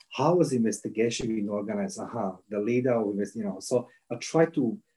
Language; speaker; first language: English; non-native, learner; Croatian